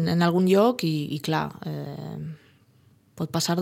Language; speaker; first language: Catalan; non-native, fluent; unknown